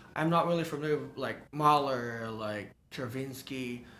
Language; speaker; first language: English; non-native, local second language; Cantonese